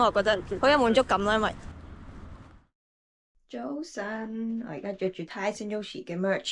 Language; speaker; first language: Cantonese; native; Cantonese